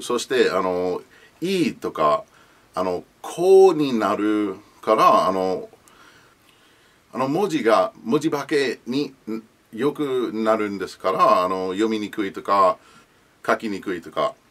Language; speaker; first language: Japanese; non-native, learner; English